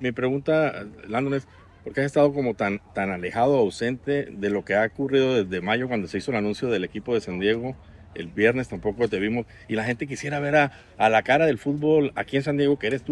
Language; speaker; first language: Spanish; native; Spanish